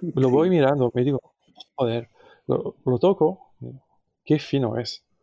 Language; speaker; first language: Spanish; non-native, fluent; French